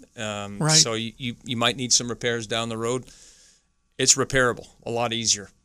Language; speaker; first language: English; native; English